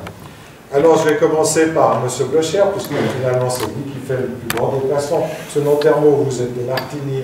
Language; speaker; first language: French; native; French